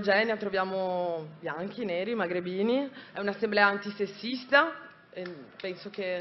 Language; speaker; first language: Italian; native; Italian